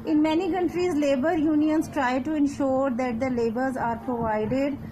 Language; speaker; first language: English; non-native, local second language; Urdu